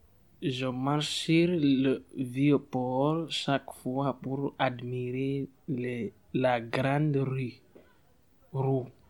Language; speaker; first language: French; non-native, learner; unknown